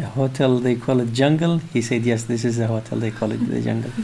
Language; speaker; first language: English; non-native, learner; Arabic